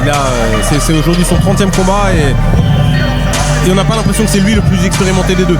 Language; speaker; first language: French; native; French